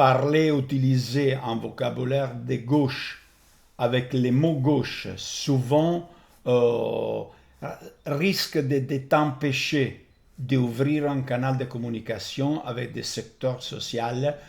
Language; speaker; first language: French; non-native, fluent; Italian